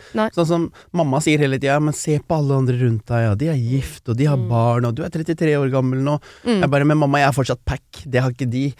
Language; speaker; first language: Norwegian; early bilingual, other home language; Tamil